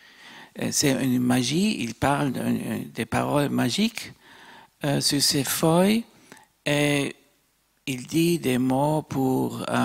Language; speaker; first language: French; non-native, fluent; German